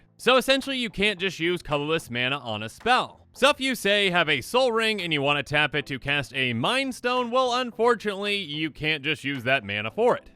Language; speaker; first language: English; native; English